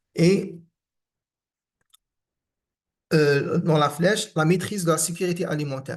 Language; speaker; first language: French; non-native, local second language; Arabic